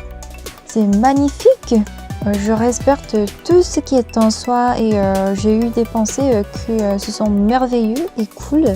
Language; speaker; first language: French; non-native, learner; Korean